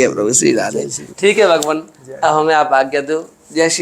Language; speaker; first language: Hindi; native; Hindi